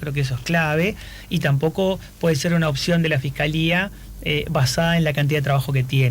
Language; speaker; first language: Spanish; native; Spanish